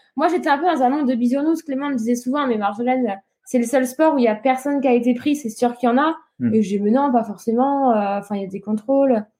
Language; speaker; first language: French; native; French